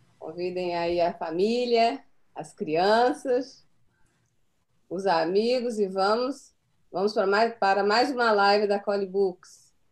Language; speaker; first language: Portuguese; native; Portuguese